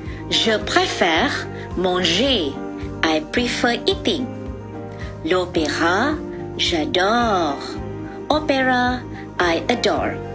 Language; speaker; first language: French; non-native, fluent; Malay